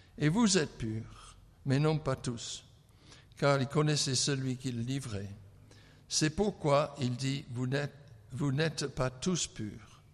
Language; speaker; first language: French; non-native, fluent; English